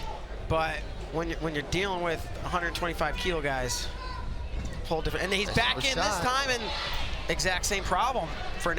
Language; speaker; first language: English; native; English